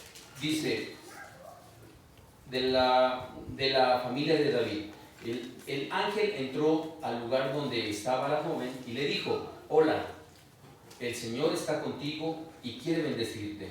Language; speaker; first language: Spanish; native; Spanish